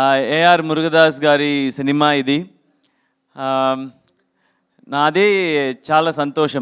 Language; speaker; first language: Telugu; non-native, learner; Tamil